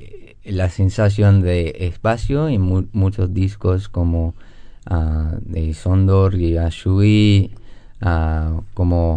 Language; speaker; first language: Spanish; non-native, learner; English